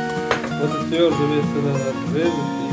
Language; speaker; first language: Russian; non-native, local second language; Uzbek